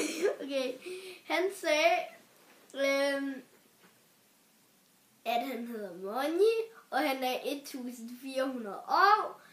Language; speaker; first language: Danish; early bilingual, other home language; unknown